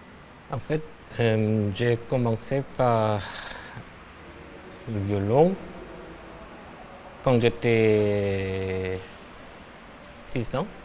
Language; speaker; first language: French; non-native, learner; Korean